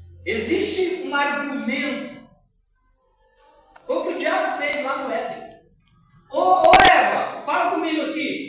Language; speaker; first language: Portuguese; native; Portuguese